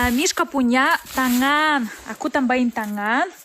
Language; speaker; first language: Indonesian; non-native, learner; Russian